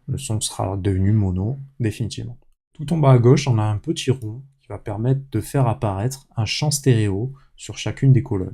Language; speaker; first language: French; native; French